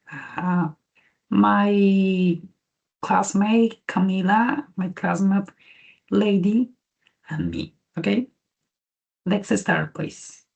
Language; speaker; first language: English; non-native, learner; Spanish